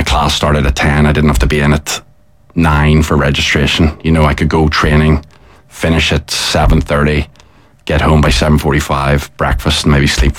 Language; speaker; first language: English; native; English